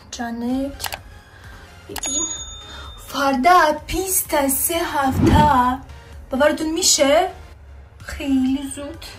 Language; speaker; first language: Persian; non-native, learner; Turkish